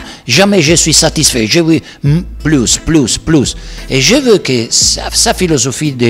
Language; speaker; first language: French; non-native, learner; Italian